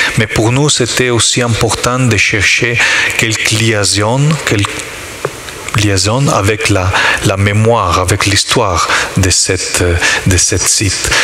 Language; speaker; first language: French; non-native, learner; Italian